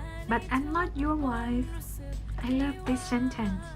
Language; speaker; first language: English; non-native, learner; Thai